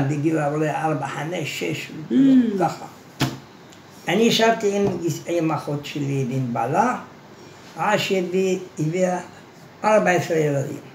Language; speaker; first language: Hebrew; non-native, fluent; Arabic